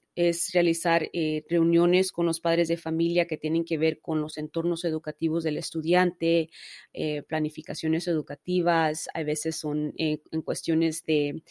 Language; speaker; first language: Spanish; early bilingual, heritage; Spanish